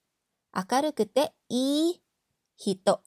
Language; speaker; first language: Japanese; non-native, fluent; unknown